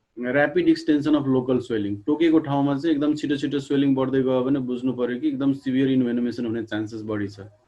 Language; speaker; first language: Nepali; non-native, local second language; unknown